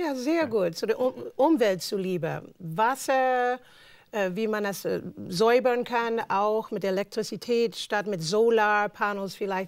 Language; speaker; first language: German; non-native, fluent; English